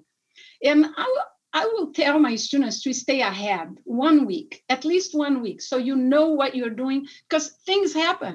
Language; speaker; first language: English; non-native, fluent; Portuguese